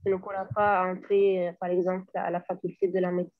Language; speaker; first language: French; non-native, learner; Arabic